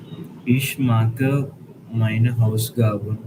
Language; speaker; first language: German; non-native, learner; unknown